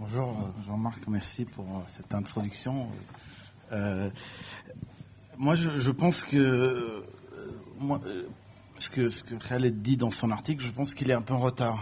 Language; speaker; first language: French; non-native, local second language; Arabic